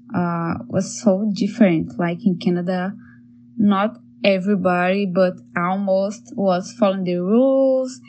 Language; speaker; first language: English; non-native, learner; Portuguese